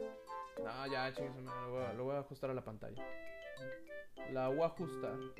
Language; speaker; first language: Spanish; native; Spanish